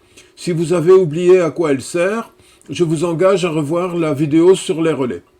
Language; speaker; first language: French; native; French